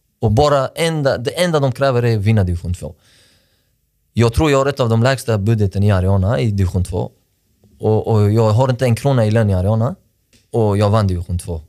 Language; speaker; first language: Swedish; early bilingual, other home language; Persian